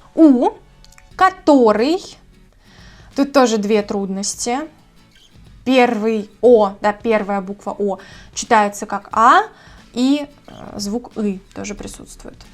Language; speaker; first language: Russian; native; Russian